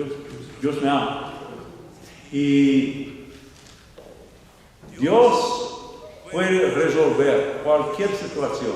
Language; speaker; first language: Spanish; non-native, fluent; English